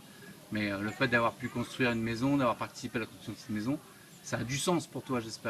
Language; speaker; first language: French; native; French